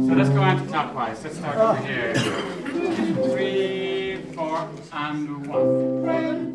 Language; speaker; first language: English; native; English